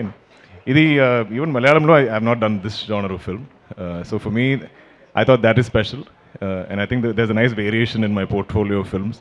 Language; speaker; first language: Telugu; non-native, learner; Malayalam